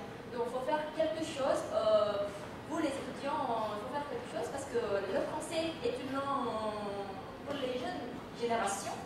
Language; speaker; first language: French; non-native, fluent; Indonesian